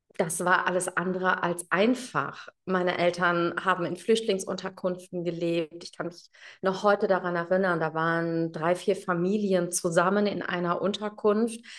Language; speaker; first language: German; early bilingual, other home language; Tamil